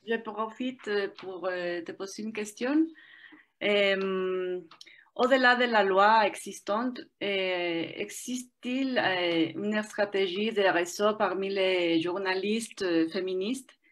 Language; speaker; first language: French; non-native, fluent; Spanish